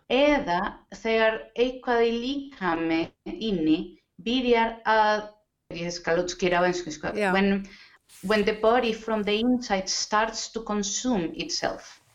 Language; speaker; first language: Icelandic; non-native, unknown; Spanish